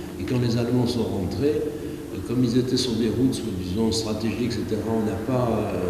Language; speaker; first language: French; native; French